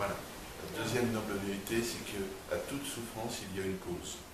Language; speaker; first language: French; native; French